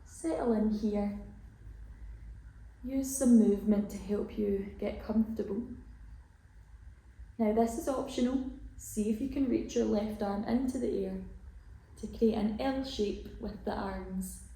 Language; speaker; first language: English; native; English